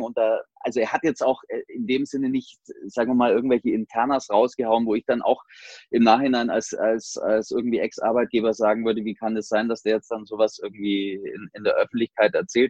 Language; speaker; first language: German; native; German